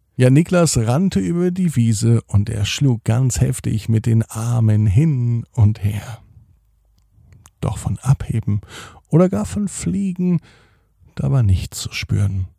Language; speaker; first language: German; native; German